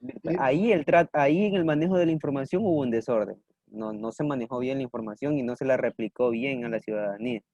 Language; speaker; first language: Spanish; native; Spanish